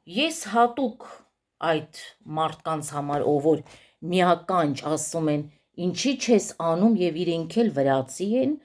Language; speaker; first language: Armenian; early bilingual, heritage; Armenian